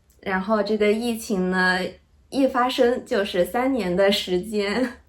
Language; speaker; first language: Chinese; native; Chinese